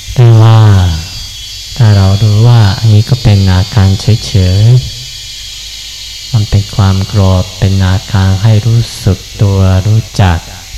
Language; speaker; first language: Thai; non-native, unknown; Japanese